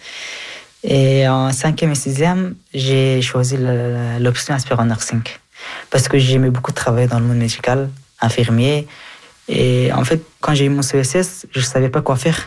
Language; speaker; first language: French; non-native, fluent; Persian